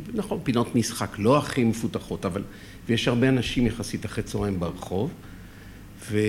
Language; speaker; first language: Hebrew; early bilingual, other home language; French